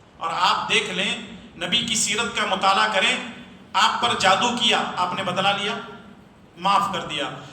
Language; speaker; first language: Urdu; native; Urdu